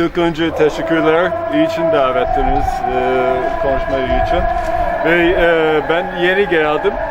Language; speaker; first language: Turkish; non-native, learner; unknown